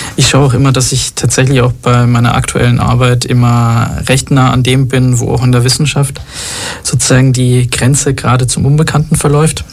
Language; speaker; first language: German; early bilingual, other home language; Arabic